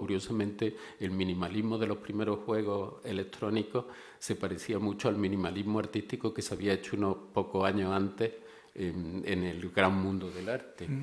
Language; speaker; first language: Spanish; native; Spanish